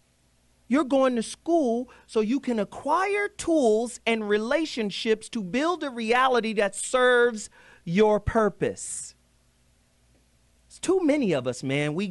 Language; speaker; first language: English; native; English